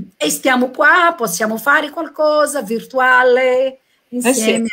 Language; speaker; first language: Italian; non-native, fluent; Portuguese